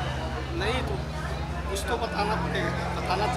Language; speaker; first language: Hindi; native; Hindi